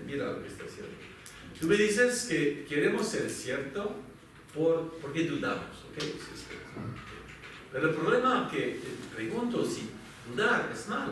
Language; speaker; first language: Spanish; non-native, fluent; French